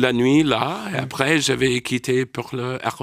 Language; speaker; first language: French; non-native, learner; English